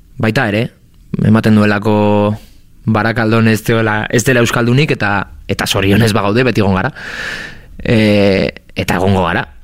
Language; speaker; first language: Basque; non-native, local second language; Spanish